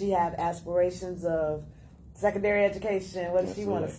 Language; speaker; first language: English; native; English